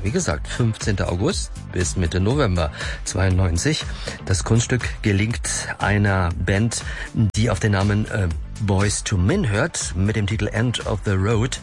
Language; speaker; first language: German; native; German